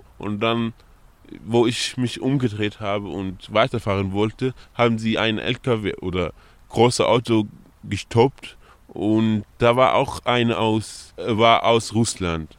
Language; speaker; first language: German; non-native, fluent; Arabic